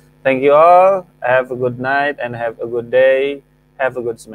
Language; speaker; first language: English; non-native, fluent; Indonesian